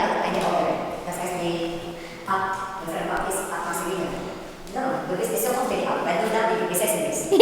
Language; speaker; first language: German; non-native, learner; Filipino